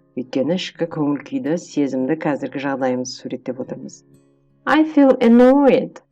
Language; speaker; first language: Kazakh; native; Kazakh